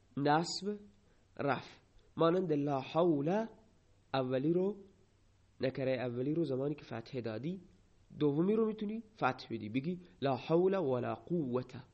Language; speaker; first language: Persian; non-native, local second language; Baluchi